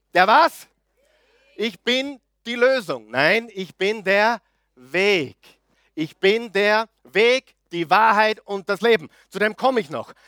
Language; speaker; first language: German; native; German